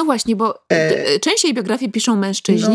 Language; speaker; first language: Polish; native; Polish